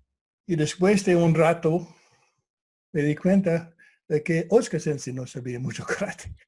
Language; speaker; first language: Spanish; non-native, fluent; English